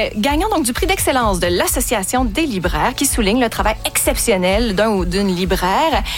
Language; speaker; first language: French; native; French